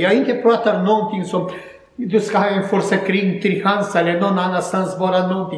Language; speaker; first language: Swedish; non-native, learner; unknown